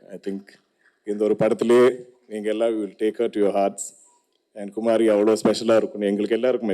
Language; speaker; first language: Tamil; non-native, local second language; Malayalam